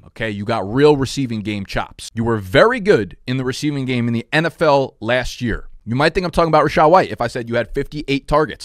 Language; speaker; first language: English; native; English